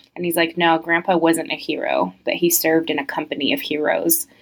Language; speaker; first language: English; early bilingual, other home language; French